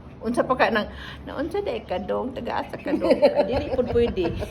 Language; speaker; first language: Cebuano; non-native, local second language; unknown